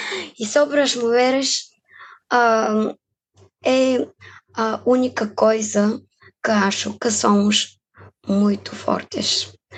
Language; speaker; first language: Portuguese; non-native, fluent; Bulgarian